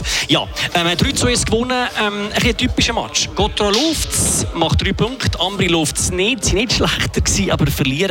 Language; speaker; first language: German; native; German